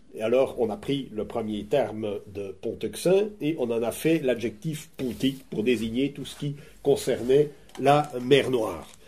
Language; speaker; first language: French; native; French